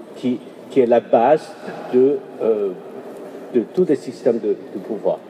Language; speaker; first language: French; non-native, fluent; Chinese